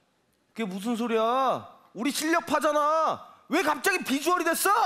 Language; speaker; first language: Korean; native; Korean